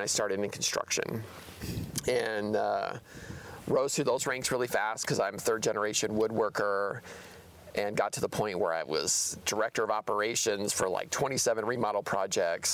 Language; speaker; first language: English; native; English